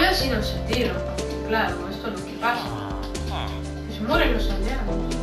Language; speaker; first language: Spanish; native; Spanish